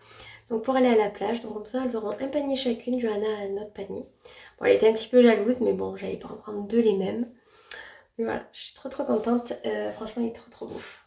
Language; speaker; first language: French; native; French